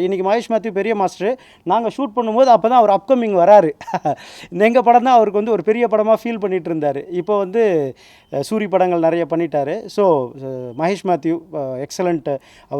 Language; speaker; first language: Tamil; native; Tamil